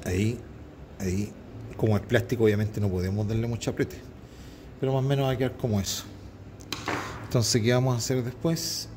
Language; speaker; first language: Spanish; native; Spanish